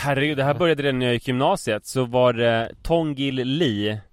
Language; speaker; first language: Swedish; native; Swedish